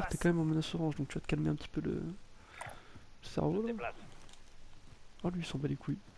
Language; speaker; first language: French; native; French